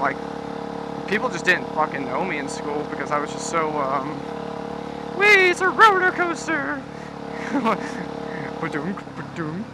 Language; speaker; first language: English; native; English